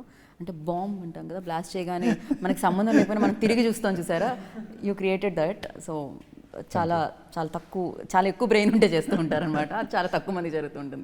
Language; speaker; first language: Telugu; native; Telugu